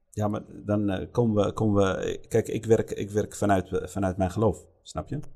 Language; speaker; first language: Dutch; early bilingual, other home language; Riffian